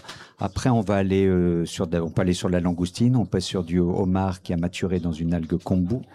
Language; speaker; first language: French; native; French